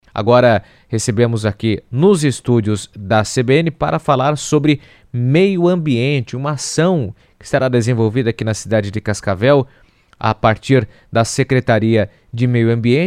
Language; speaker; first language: Portuguese; native; Portuguese